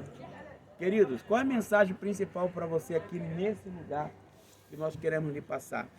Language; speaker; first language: Portuguese; native; Portuguese